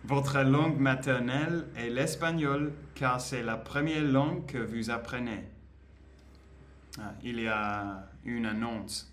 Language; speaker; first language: French; non-native, learner; Spanish